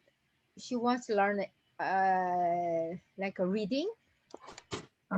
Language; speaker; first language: English; non-native, learner; Korean